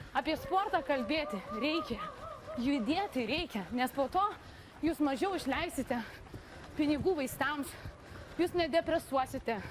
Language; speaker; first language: Lithuanian; native; Lithuanian